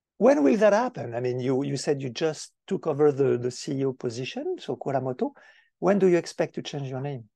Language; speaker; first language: English; non-native, fluent; French